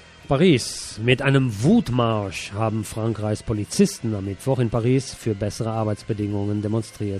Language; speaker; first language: German; native; German